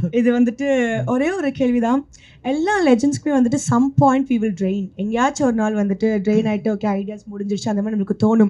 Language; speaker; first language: Tamil; native; Tamil